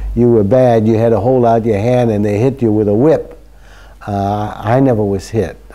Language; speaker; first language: English; early bilingual, other home language; German